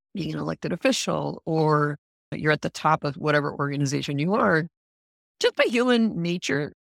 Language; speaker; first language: English; non-native, fluent; Spanish